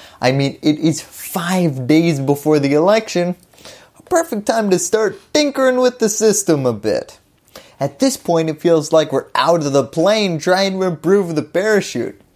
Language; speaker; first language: English; native; English